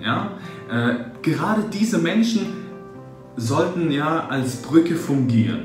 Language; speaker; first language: German; early bilingual, other home language; Russian